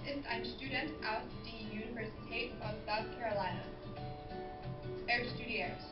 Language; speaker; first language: German; non-native, learner; English